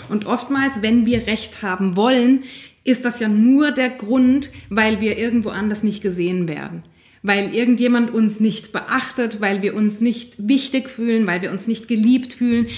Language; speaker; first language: German; native; German